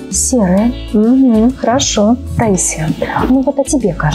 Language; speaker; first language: Russian; native; Russian